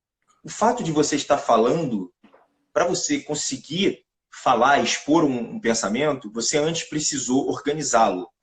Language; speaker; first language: Portuguese; native; Portuguese